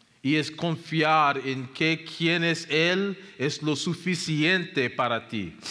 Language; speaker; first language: Spanish; non-native, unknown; English